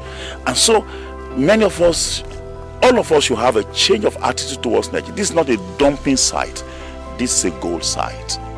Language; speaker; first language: English; non-native, local second language; Yoruba